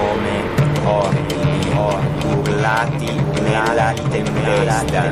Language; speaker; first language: Italian; native; Italian